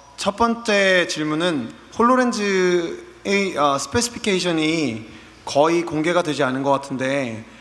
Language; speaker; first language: Korean; native; Korean